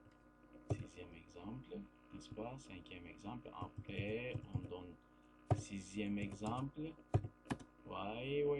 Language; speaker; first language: French; non-native, fluent; Turkish